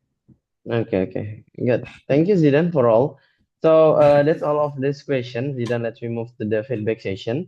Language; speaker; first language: English; non-native, fluent; Indonesian